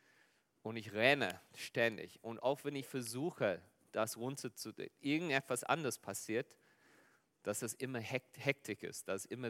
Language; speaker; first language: German; non-native, fluent; Afrikaans